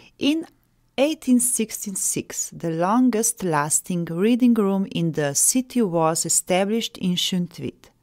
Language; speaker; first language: English; non-native, fluent; Slovenian